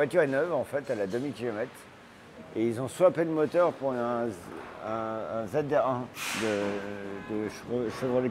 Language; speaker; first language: French; native; French